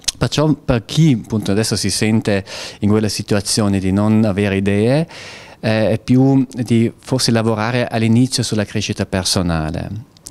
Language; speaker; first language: Italian; non-native, fluent; German